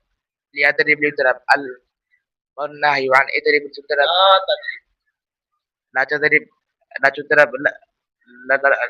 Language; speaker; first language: Arabic; non-native, learner; Urdu